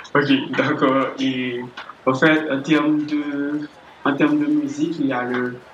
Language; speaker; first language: French; native; French